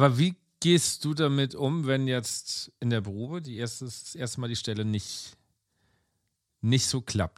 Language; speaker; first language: German; native; German